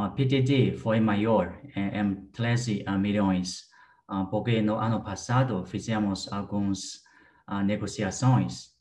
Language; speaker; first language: Portuguese; non-native, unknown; Chinese